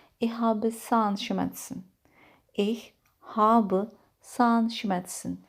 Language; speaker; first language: German; non-native, fluent; Turkish